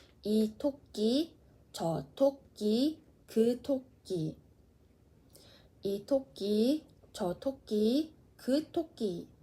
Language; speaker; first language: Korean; non-native, fluent; Mongolian